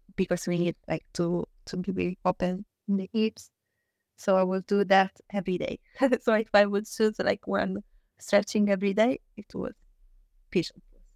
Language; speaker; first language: English; non-native, learner; Italian